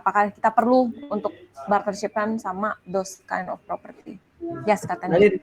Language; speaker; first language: Indonesian; native; Indonesian